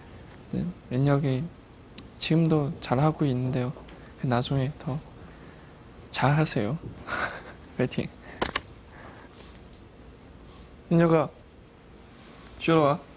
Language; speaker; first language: Korean; non-native, learner; Chinese